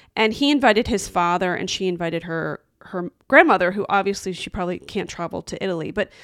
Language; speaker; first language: English; native; English